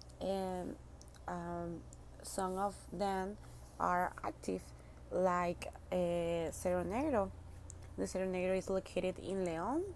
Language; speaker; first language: English; non-native, learner; Spanish